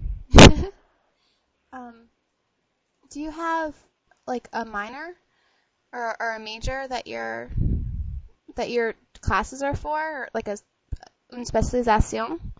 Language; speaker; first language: English; native; English